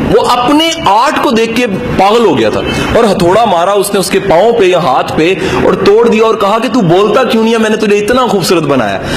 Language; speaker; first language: Urdu; non-native, local second language; Punjabi